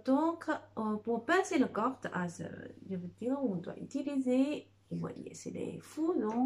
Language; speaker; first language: French; non-native, fluent; Chinese